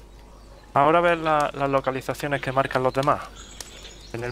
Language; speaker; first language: Spanish; native; Spanish